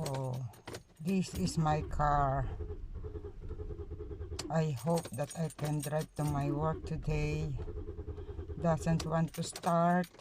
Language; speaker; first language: English; non-native, local second language; Filipino